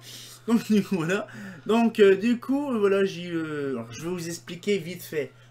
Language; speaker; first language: French; native; French